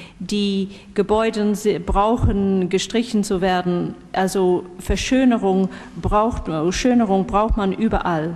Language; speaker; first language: German; non-native, fluent; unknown